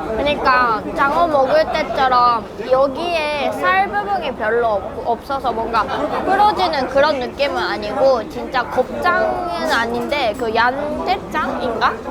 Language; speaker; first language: Korean; non-native, fluent; Japanese